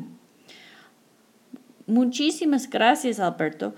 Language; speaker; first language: Spanish; non-native, fluent; English